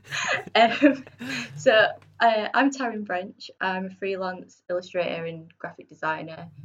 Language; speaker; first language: English; native; English